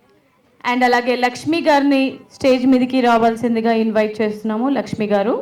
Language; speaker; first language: Telugu; native; Telugu